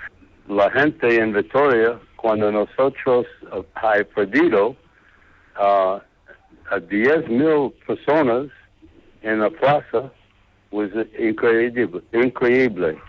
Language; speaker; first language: Spanish; non-native, learner; English